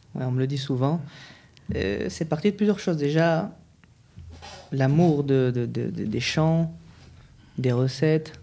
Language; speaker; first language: French; native; French